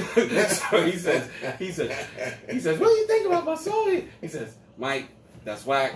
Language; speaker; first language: English; native; English